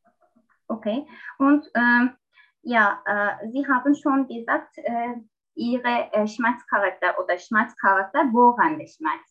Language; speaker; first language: German; non-native, learner; Turkish